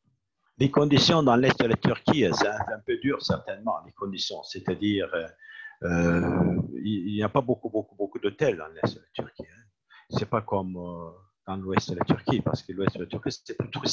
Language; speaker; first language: French; non-native, fluent; Turkish